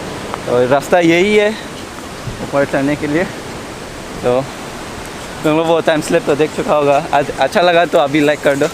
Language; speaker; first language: Hindi; non-native, local second language; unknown